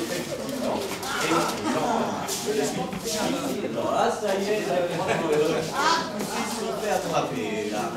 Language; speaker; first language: French; native; French